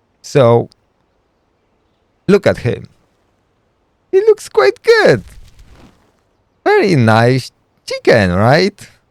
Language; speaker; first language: English; non-native, fluent; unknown